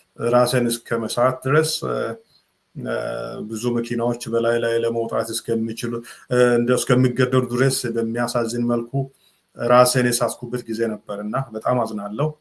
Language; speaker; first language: Amharic; non-native, local second language; Sidamo